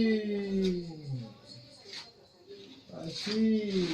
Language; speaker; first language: Spanish; non-native, learner; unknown